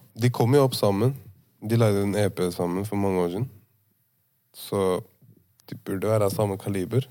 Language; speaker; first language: Norwegian; native; Norwegian